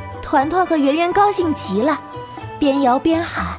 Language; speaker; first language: Chinese; native; Chinese